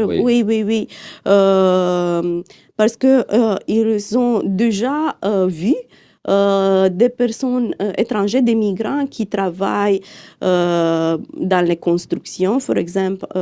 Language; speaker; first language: French; non-native, fluent; Romanian